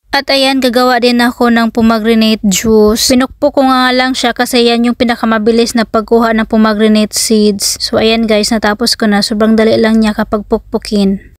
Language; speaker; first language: Filipino; non-native, local second language; Cebuano